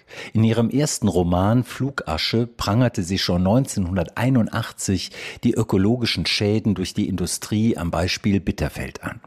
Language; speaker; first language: German; native; German